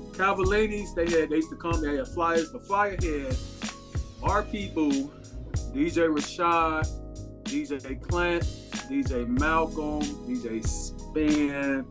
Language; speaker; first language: English; native; English